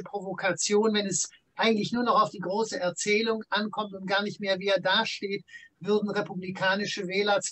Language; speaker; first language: German; native; German